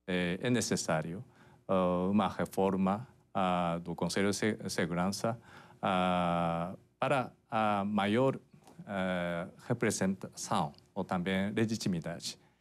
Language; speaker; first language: Portuguese; non-native, fluent; Japanese